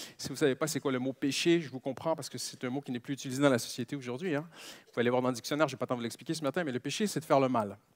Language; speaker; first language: French; native; French